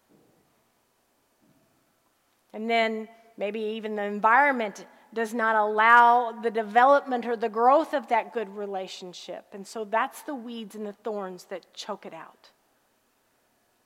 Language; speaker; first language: English; native; English